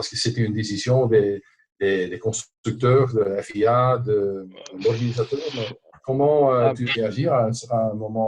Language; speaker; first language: French; non-native, local second language; Dutch